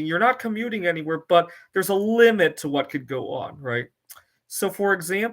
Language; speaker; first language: English; native; English